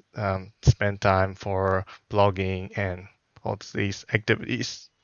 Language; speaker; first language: English; non-native, fluent; Burmese